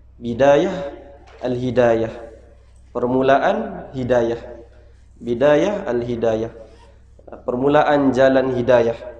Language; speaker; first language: Malay; native; Malay